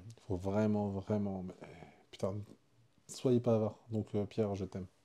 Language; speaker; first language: French; early bilingual, other home language; Arabic